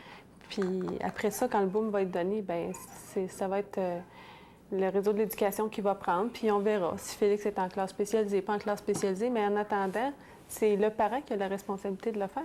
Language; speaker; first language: French; native; French